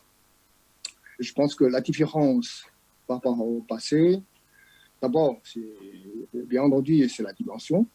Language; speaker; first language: French; non-native, fluent; Chinese